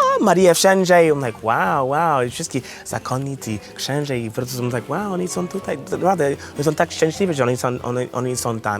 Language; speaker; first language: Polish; non-native, learner; English